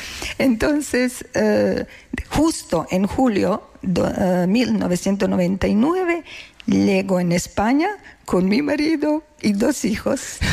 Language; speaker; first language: Spanish; non-native, learner; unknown